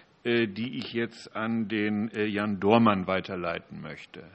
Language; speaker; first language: German; native; German